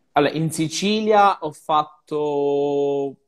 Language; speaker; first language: Italian; native; Italian